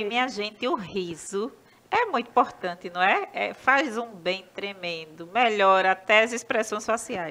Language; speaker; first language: Portuguese; native; Portuguese